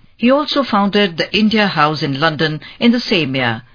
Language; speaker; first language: English; non-native, local second language; Hindi